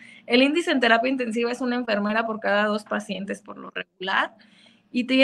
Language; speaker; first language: Spanish; native; Spanish